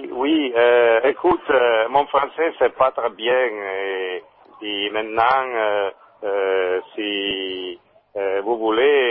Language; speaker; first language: French; non-native, learner; Italian